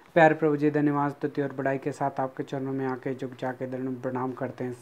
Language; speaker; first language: Hindi; non-native, local second language; Telugu